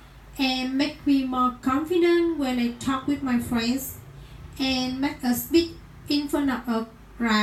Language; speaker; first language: English; non-native, learner; Vietnamese